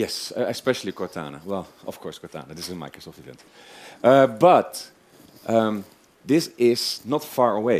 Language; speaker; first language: English; non-native, fluent; Dutch